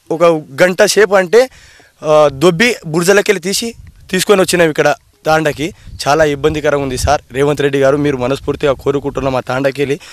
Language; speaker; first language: Telugu; non-native, local second language; Lambadi